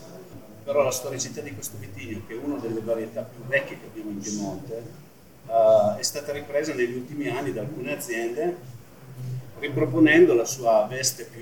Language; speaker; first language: Italian; native; Italian